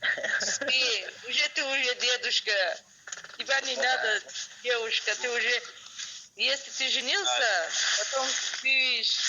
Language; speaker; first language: Russian; non-native, learner; Tajik